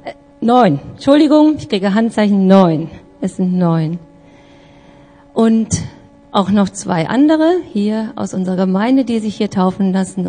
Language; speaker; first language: German; native; German